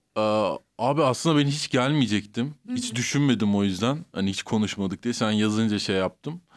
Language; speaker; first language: Turkish; native; Turkish